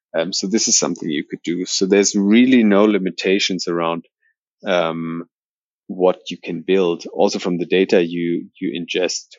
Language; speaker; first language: English; non-native, fluent; German